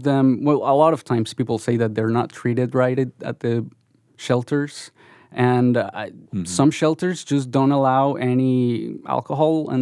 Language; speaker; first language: English; non-native, fluent; Spanish